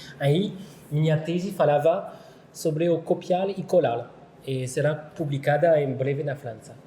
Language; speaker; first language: Portuguese; non-native, learner; French